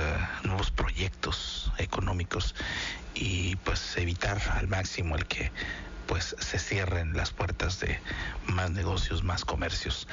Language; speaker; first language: Spanish; native; Spanish